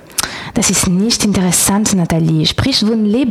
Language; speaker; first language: German; non-native, learner; French